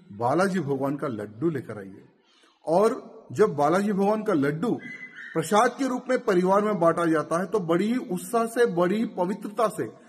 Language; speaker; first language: Hindi; native; Hindi